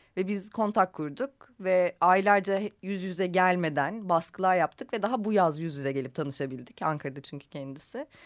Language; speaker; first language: Turkish; native; Turkish